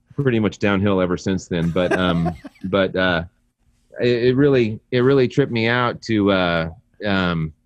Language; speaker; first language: English; native; English